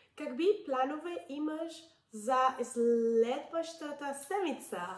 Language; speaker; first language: Bulgarian; non-native, learner; Spanish